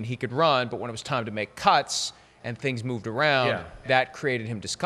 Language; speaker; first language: English; native; English